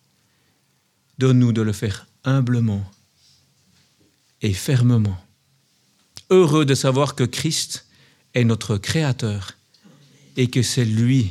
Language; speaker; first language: French; native; French